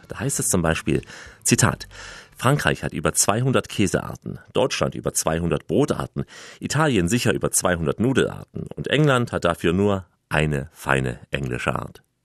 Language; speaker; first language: German; non-native, fluent; Russian